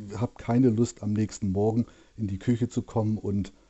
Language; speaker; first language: German; native; German